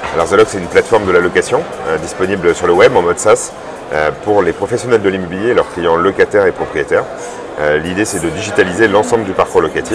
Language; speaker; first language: French; native; French